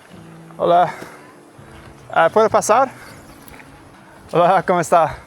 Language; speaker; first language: Spanish; non-native, learner; English